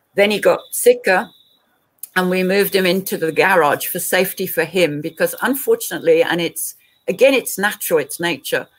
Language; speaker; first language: English; native; English